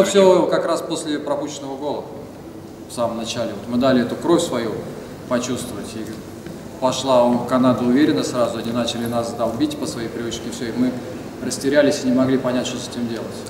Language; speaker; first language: Russian; native; Russian